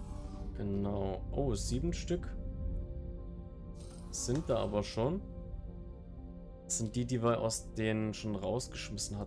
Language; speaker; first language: German; native; German